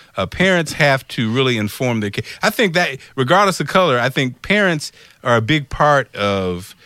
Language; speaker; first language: English; native; English